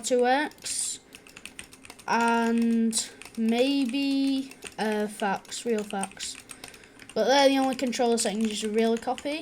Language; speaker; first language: English; native; English